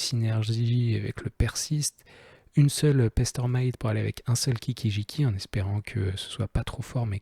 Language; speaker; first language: French; native; French